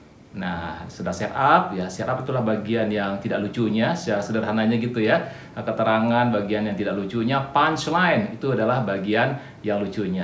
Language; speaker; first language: Indonesian; native; Indonesian